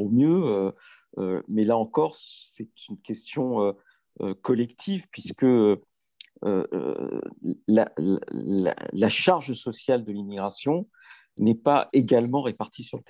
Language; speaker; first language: French; native; French